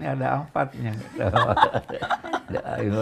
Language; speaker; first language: Indonesian; native; Indonesian